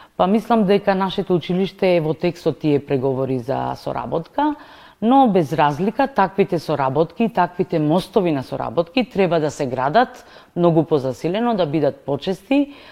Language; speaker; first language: Macedonian; native; Macedonian